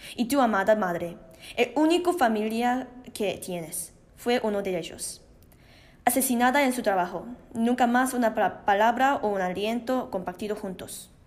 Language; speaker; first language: Spanish; non-native, learner; Korean